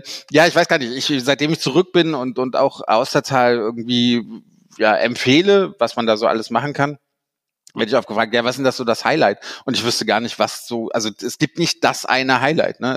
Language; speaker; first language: German; native; German